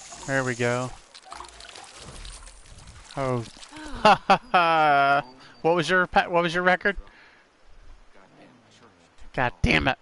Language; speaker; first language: English; native; English